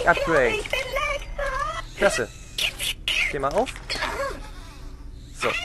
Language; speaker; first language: German; native; German